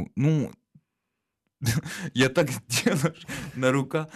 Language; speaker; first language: Ukrainian; non-native, learner; French